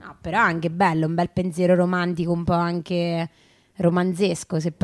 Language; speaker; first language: Italian; native; Italian